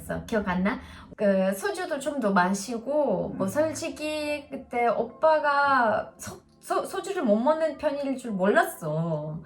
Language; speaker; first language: Korean; non-native, learner; Russian